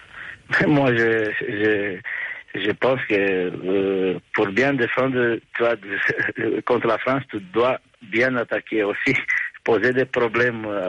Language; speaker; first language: French; non-native, fluent; Romanian